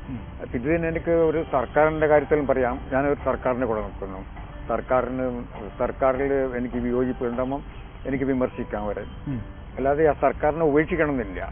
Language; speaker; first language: Malayalam; native; Malayalam